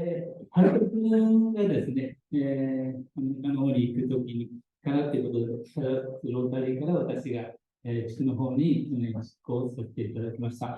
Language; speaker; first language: Japanese; native; Japanese